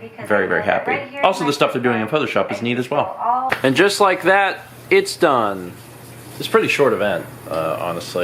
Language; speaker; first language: English; native; English